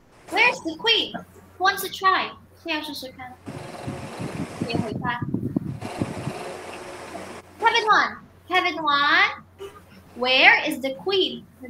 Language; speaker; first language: English; non-native, fluent; Chinese